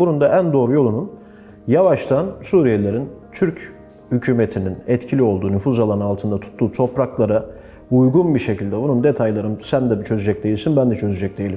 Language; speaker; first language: Turkish; native; Turkish